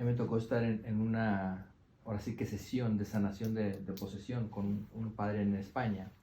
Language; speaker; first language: Spanish; native; Spanish